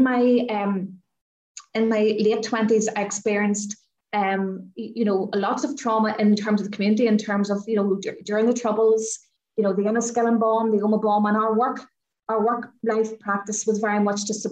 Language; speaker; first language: English; native; English